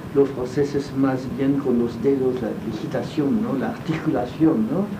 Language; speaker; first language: Spanish; non-native, fluent; French